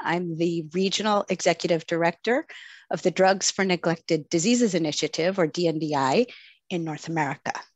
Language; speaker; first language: English; native; English